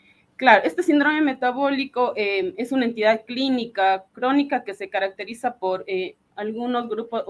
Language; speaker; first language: Spanish; native; Spanish